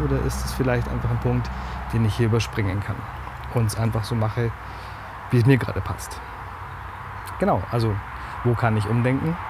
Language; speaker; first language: German; native; German